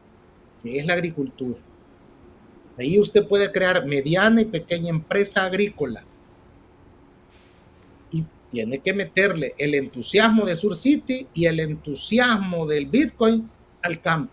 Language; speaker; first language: Spanish; native; Spanish